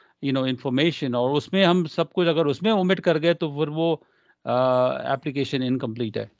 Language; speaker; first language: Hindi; non-native, local second language; Punjabi